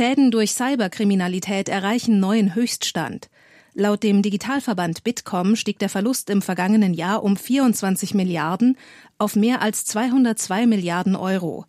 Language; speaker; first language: German; native; German